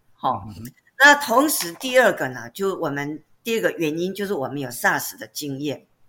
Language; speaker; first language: Chinese; native; Chinese